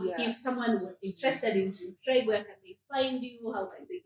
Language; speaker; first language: English; native; English